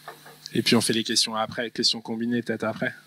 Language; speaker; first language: French; native; French